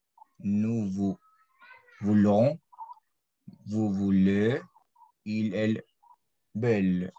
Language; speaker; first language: French; non-native, learner; Spanish